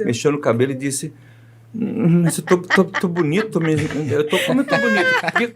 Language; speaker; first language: Portuguese; native; Portuguese